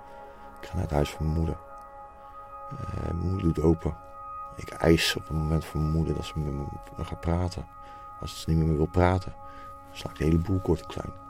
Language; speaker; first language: Dutch; native; Dutch